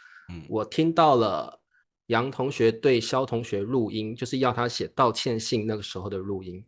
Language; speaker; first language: Chinese; native; Chinese